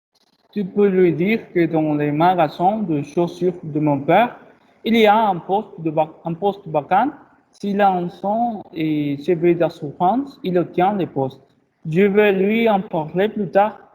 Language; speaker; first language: French; non-native, learner; Spanish